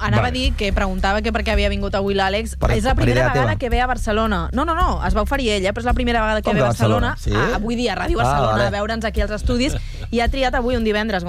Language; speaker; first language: Catalan; native; Catalan